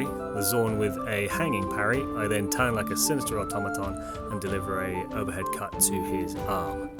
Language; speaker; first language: English; native; English